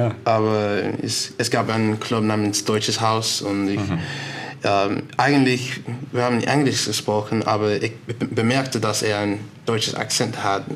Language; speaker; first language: German; non-native, learner; English